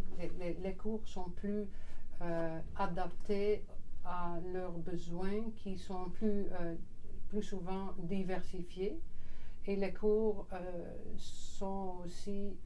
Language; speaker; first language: French; non-native, fluent; Dutch